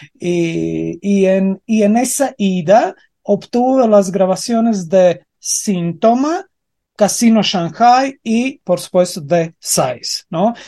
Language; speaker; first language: Spanish; non-native, fluent; Latvian